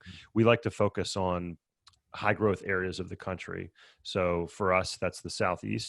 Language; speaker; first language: English; native; English